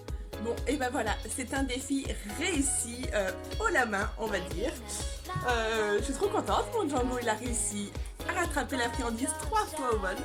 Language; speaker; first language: French; native; French